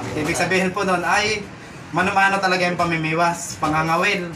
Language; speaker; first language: Filipino; native; Filipino